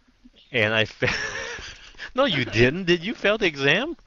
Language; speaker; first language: English; early bilingual, heritage; Vietnamese